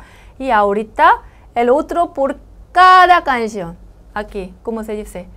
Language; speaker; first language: Spanish; non-native, learner; Korean